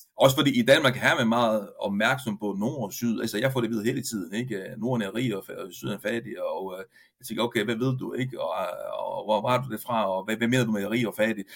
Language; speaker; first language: Danish; non-native, fluent; Italian